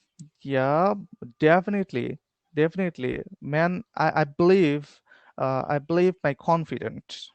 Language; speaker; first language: English; non-native, learner; Bangla